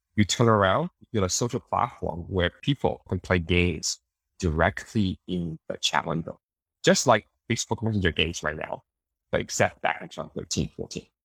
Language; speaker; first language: English; early bilingual, other home language; Chinese